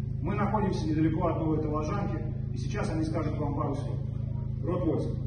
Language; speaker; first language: Russian; native; Russian